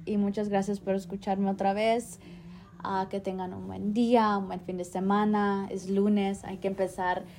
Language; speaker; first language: Spanish; early bilingual, heritage; Spanish